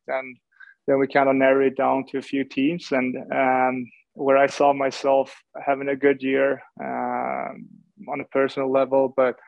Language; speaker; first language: English; non-native, fluent; Swedish